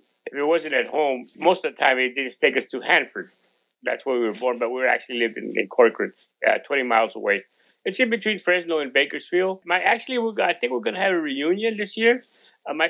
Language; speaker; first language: English; non-native, local second language; Spanish